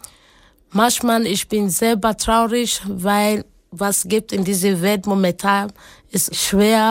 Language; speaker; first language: German; non-native, learner; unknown